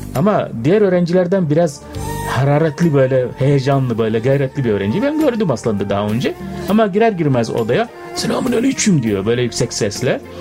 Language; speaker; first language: Turkish; non-native, fluent; Arabic